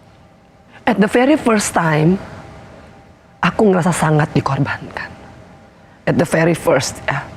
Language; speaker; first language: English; non-native, fluent; Indonesian